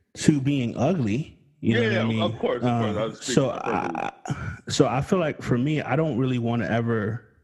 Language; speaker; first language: English; native; English